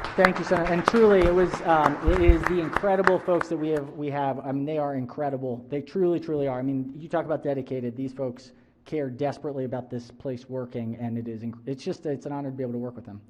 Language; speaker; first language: English; native; English